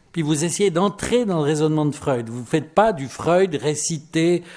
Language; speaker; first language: French; native; French